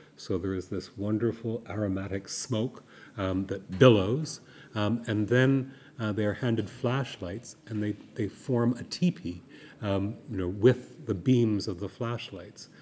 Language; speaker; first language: English; native; English